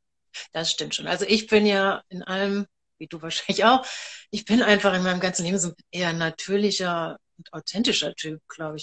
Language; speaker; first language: German; native; German